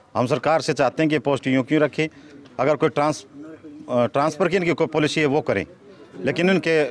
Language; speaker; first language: Hindi; native; Hindi